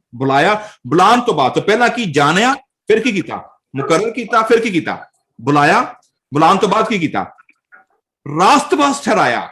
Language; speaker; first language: Urdu; non-native, local second language; Punjabi